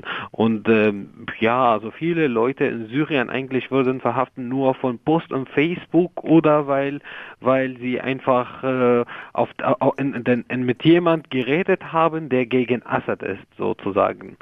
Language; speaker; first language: German; non-native, learner; Arabic